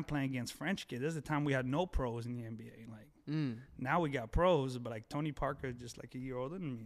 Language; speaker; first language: English; early bilingual, other home language; French